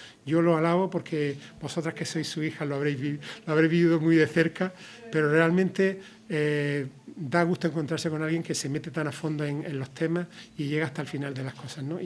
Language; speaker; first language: Spanish; native; Spanish